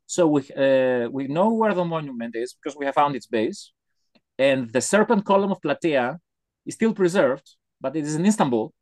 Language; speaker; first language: English; non-native, fluent; Greek